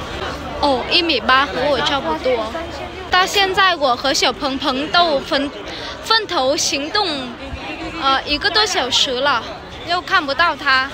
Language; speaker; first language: Chinese; non-native, fluent; Vietnamese